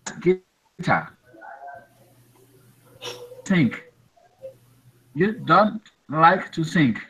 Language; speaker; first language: English; non-native, learner; Spanish